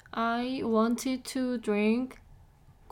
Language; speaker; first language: English; non-native, learner; Korean